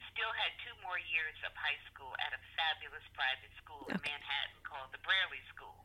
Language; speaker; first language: English; native; English